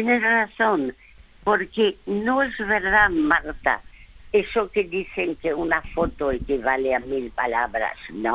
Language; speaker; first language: Spanish; early bilingual, other home language; French